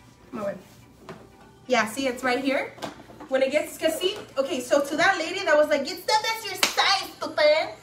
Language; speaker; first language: English; non-native, local second language; Spanish